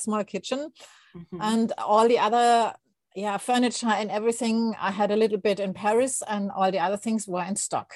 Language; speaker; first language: English; non-native, fluent; German